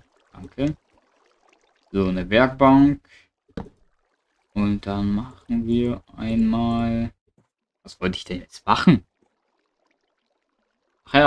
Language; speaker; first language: German; native; German